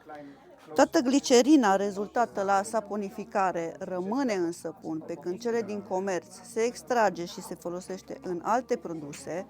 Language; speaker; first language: Romanian; native; Romanian